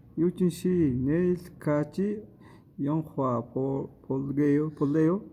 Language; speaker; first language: Korean; non-native, fluent; Mongolian